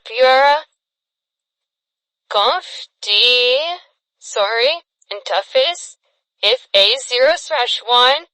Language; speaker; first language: English; non-native, fluent; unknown